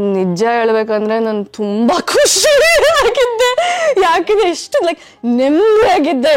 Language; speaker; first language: Kannada; non-native, fluent; English